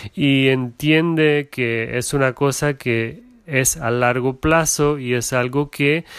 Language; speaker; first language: Spanish; non-native, fluent; German